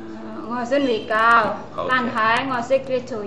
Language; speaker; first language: Cantonese; non-native, learner; Indonesian